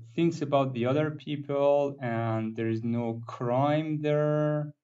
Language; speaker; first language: English; non-native, fluent; Persian